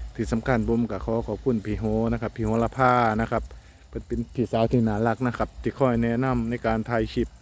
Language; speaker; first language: Thai; non-native, local second language; Northeastern Thai